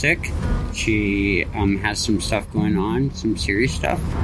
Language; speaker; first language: English; native; English